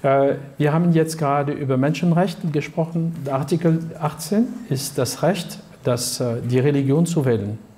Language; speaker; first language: German; non-native, fluent; French